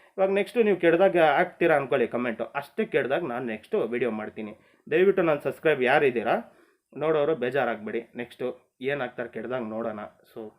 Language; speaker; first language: Kannada; non-native, local second language; Marathi